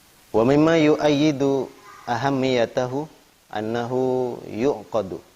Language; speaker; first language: Arabic; non-native, fluent; Indonesian